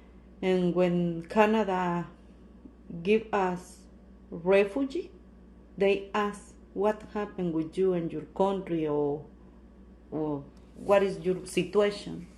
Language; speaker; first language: English; non-native, learner; Spanish